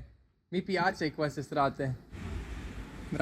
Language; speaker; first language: Italian; non-native, learner; English